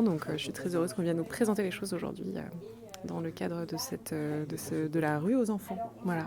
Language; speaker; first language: French; native; French